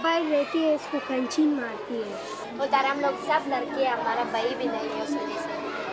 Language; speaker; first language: Hindi; non-native, learner; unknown